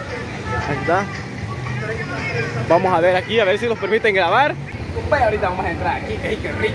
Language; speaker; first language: Spanish; native; Spanish